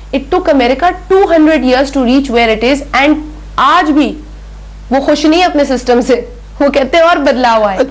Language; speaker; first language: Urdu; non-native, local second language; Sindhi